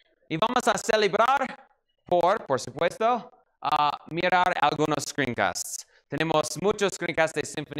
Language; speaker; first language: Spanish; non-native, learner; English